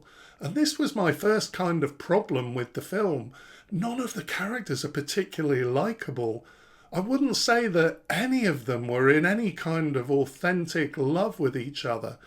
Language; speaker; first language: English; native; English